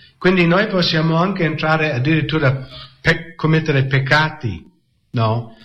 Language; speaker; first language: Italian; non-native, fluent; English